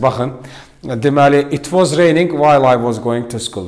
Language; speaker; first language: English; non-native, fluent; Azerbaijani